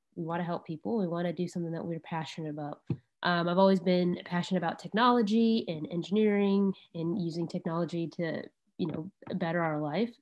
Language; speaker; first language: English; native; English